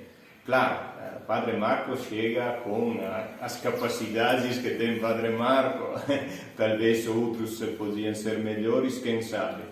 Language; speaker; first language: Portuguese; non-native, fluent; Italian